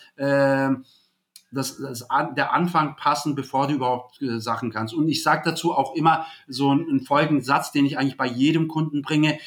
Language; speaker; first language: German; native; German